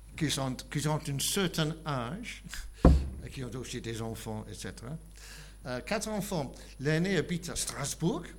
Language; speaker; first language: French; non-native, fluent; English